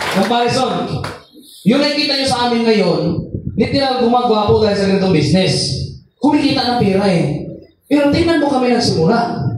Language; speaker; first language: Filipino; non-native, local second language; Masbatenyo